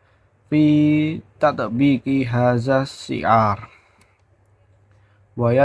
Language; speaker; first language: Arabic; non-native, learner; Indonesian